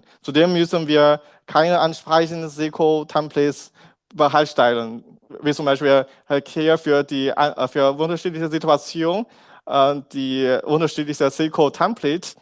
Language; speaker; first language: German; non-native, learner; Chinese